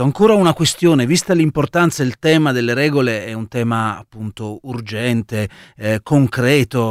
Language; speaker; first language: Italian; native; Italian